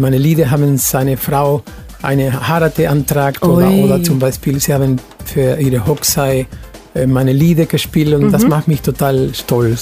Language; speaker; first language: German; non-native, fluent; Spanish